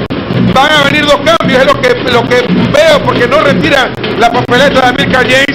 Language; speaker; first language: Spanish; native; Spanish